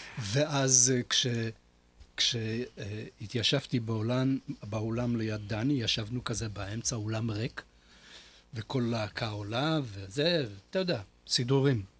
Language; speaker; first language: Hebrew; non-native, fluent; Polish